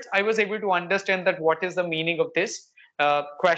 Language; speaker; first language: English; non-native, local second language; Hindi